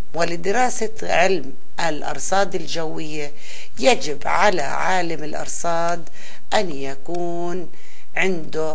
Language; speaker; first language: Arabic; native; Arabic